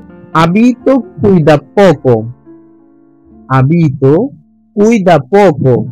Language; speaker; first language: Italian; non-native, learner; Bangla